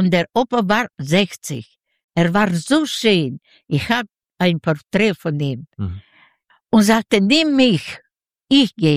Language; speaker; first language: German; non-native, learner; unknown